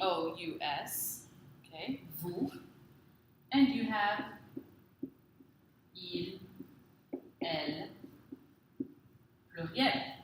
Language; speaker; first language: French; non-native, fluent; English